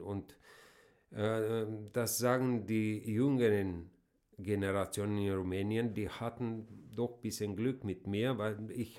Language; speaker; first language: German; non-native, fluent; Romanian